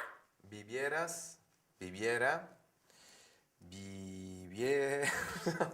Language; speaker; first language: Spanish; non-native, learner; French